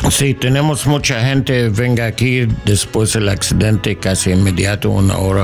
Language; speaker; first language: Spanish; non-native, learner; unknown